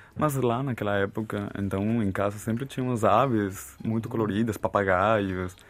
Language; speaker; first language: Portuguese; non-native, fluent; Spanish